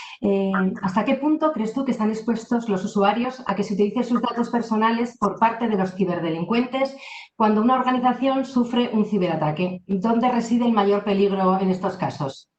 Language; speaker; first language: Spanish; native; Spanish